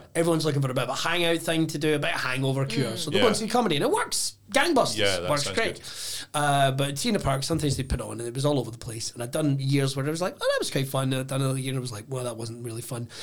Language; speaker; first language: English; native; English